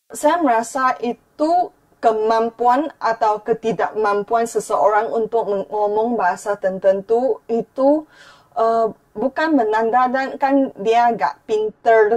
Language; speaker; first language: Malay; non-native, fluent; Chinese